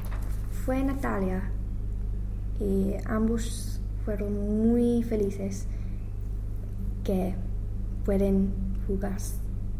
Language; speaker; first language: Spanish; non-native, learner; English